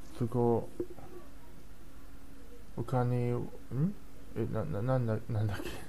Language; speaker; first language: Japanese; non-native, learner; Chinese